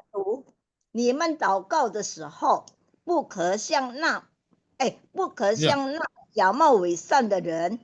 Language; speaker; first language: Chinese; non-native, learner; Indonesian